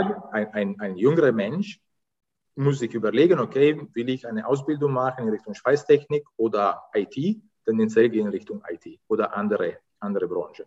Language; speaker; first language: German; non-native, fluent; Italian